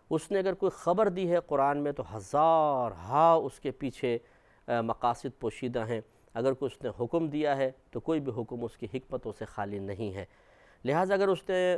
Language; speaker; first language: Urdu; native; Urdu